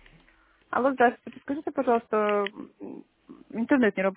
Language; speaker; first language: Russian; native; Russian